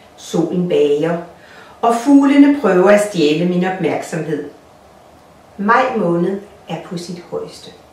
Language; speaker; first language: Danish; non-native, fluent; Russian